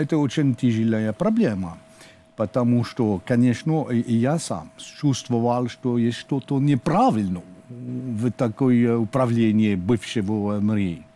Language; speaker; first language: Russian; non-native, learner; French